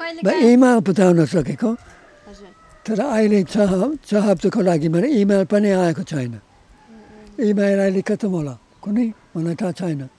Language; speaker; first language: Nepali; non-native, learner; English